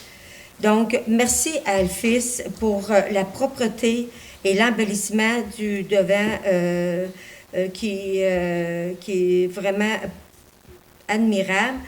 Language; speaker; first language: French; native; French